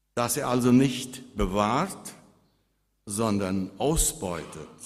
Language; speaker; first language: German; early bilingual, heritage; Spanish